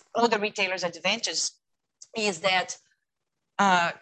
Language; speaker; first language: English; non-native, fluent; Portuguese